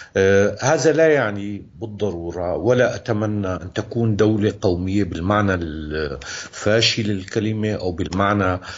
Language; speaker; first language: Arabic; native; Arabic